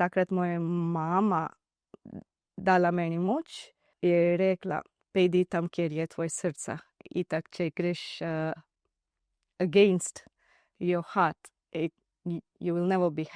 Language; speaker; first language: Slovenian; non-native, learner; Divehi